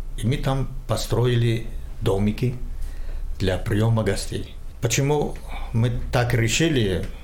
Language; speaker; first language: Russian; non-native, local second language; Tajik